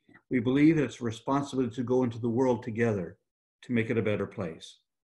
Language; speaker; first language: English; native; English